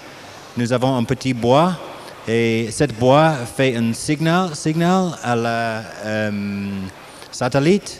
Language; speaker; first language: French; non-native, learner; English